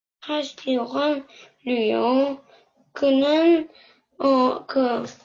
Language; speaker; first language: Chinese; non-native, learner; Korean